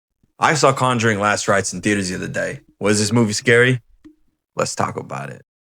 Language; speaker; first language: English; native; English